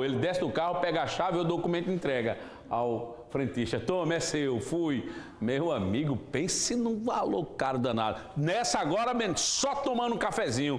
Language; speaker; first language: Portuguese; native; Portuguese